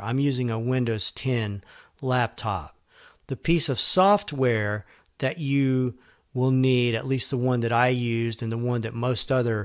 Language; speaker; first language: English; native; English